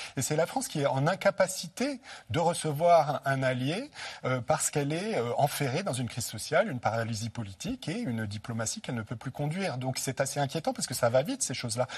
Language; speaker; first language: French; native; French